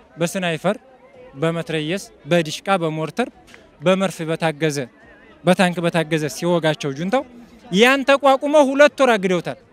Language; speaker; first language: Amharic; native; Amharic